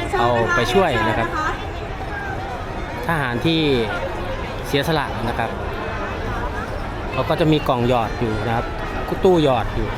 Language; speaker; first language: Thai; native; Thai